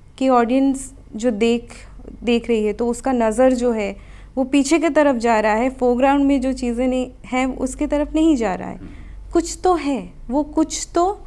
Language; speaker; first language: Hindi; non-native, local second language; Odia